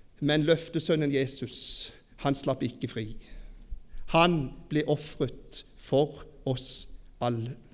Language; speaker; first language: Norwegian; native; Norwegian